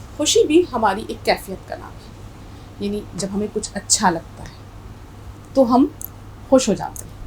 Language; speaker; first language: Urdu; native; Urdu